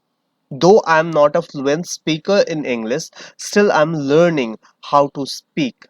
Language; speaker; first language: English; non-native, learner; Hindi